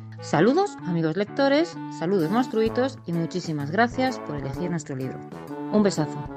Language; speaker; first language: Spanish; native; Spanish